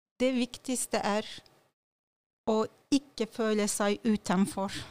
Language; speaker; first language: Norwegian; non-native, learner; Turkish